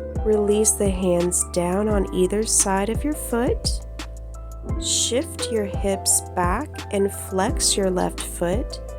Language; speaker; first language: English; native; English